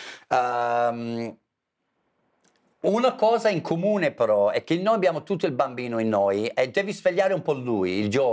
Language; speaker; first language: Italian; non-native, fluent; English